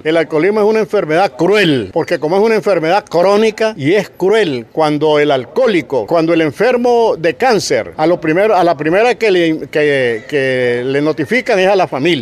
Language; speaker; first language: Spanish; native; Spanish